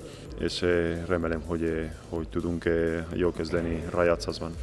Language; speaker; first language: Hungarian; non-native, learner; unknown